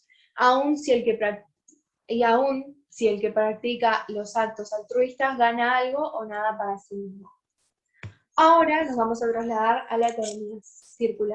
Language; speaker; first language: Spanish; native; Spanish